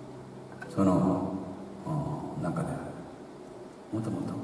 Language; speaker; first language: Japanese; non-native, learner; Korean